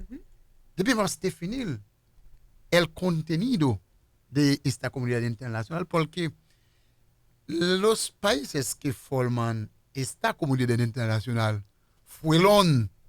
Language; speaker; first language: Spanish; non-native, fluent; Haitian Creole